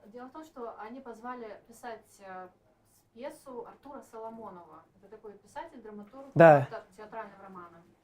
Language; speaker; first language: Russian; native; Russian